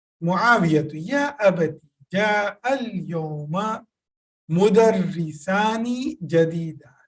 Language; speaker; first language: Arabic; non-native, fluent; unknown